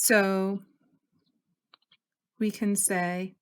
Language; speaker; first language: English; native; English